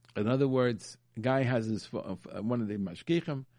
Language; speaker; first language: English; native; English